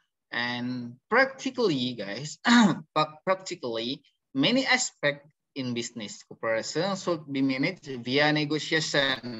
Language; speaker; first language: English; non-native, fluent; Indonesian